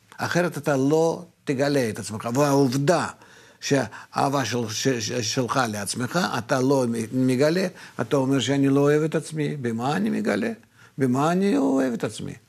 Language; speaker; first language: Hebrew; non-native, fluent; Russian